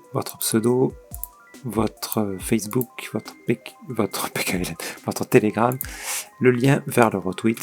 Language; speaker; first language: French; native; French